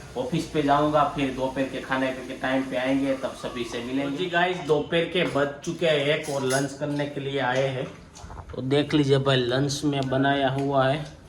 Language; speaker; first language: Hindi; non-native, local second language; Gujarati